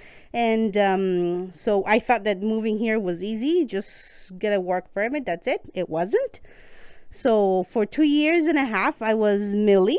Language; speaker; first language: English; non-native, fluent; Spanish